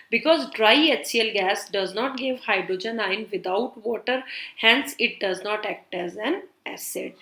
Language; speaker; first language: English; non-native, local second language; Punjabi